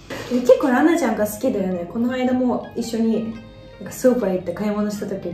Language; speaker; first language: Japanese; non-native, fluent; Russian